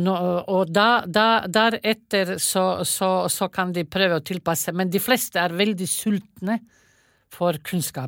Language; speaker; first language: Norwegian; non-native, fluent; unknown